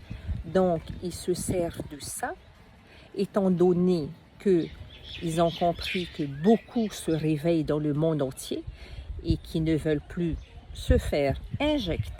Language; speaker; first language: French; native; French